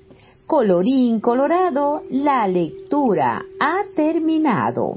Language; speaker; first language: Spanish; native; Spanish